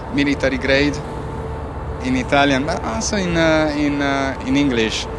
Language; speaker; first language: English; non-native, fluent; Spanish